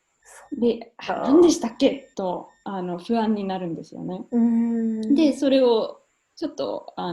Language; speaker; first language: Japanese; non-native, fluent; German